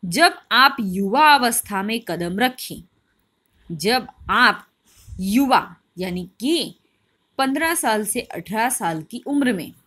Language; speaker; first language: Hindi; non-native, local second language; Gujarati